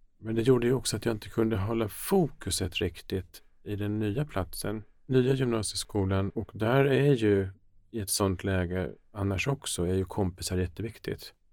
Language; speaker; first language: Swedish; early bilingual, other home language; Finnish